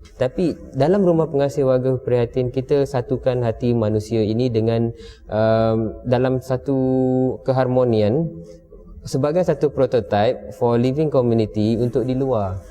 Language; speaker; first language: Malay; native; Malay